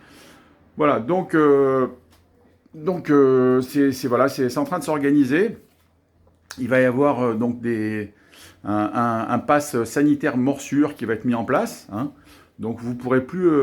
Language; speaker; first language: French; native; French